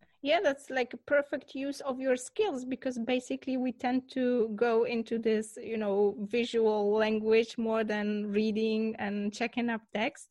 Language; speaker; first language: English; non-native, fluent; Polish